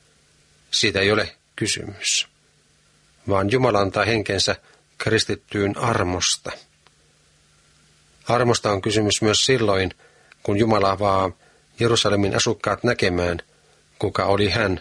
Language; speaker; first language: Finnish; native; Finnish